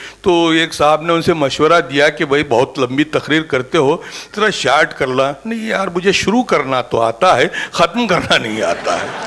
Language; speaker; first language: Urdu; native; Urdu